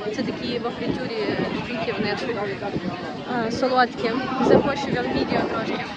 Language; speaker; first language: Ukrainian; non-native, local second language; Russian